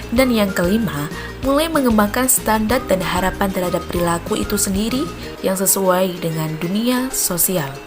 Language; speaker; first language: Indonesian; native; Indonesian